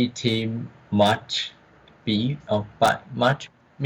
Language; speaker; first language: English; non-native, learner; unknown